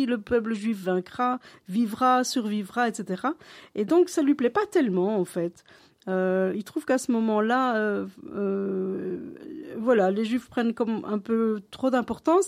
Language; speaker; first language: French; native; French